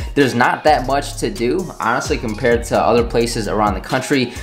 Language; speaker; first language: English; native; English